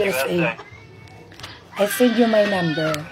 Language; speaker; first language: English; non-native, learner; Filipino